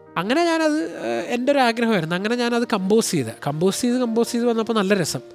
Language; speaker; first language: Malayalam; native; Malayalam